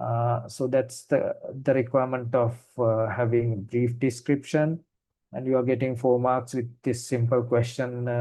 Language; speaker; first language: English; non-native, fluent; Sinhala